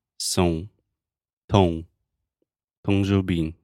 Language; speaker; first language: Portuguese; non-native, fluent; English